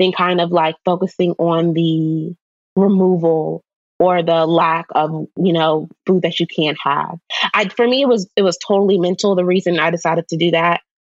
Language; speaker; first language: English; native; English